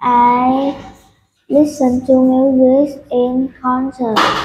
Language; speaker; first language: English; non-native, learner; Vietnamese